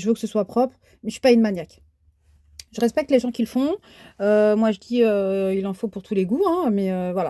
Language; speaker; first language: French; native; French